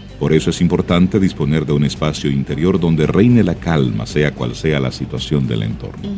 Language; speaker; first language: Spanish; native; Spanish